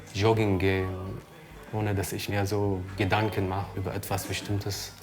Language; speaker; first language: German; non-native, fluent; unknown